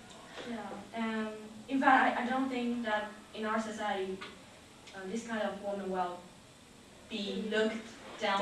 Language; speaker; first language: English; non-native, learner; Chinese